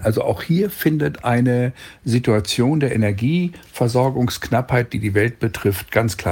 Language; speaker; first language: German; native; German